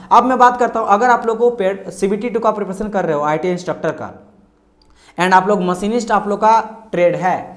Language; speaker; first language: Hindi; non-native, local second language; Marathi